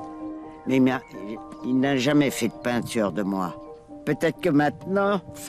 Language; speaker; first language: French; non-native, learner; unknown